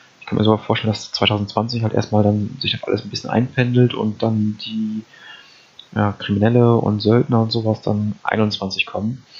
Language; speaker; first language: German; native; German